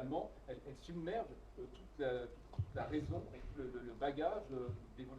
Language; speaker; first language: French; native; French